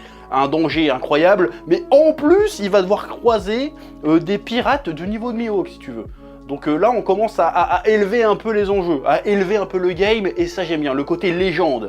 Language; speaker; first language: French; native; French